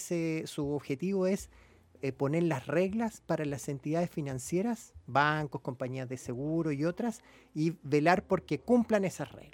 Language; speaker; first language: Spanish; native; Spanish